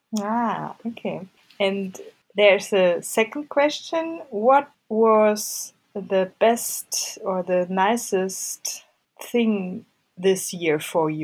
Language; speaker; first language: English; non-native, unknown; German